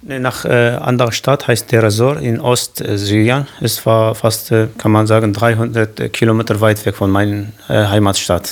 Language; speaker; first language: German; non-native, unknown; Kurdish